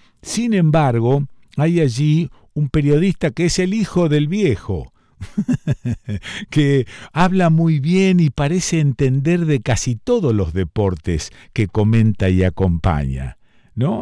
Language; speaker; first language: Spanish; native; Spanish